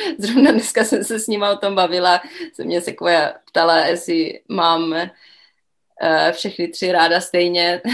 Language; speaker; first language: Czech; early bilingual, other home language; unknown